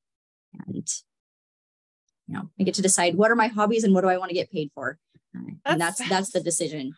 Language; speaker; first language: English; native; English